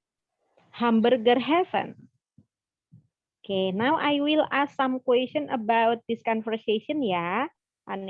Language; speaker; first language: English; non-native, fluent; Indonesian